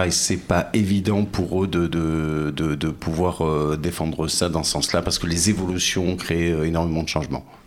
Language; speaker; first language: French; native; French